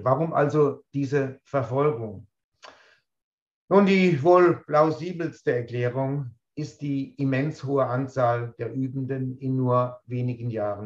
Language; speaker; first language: German; native; German